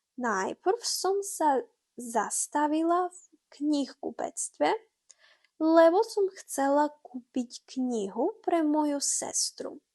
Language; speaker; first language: Slovak; non-native, fluent; Ukrainian